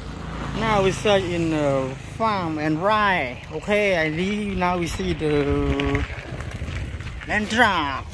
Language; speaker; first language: English; non-native, learner; Indonesian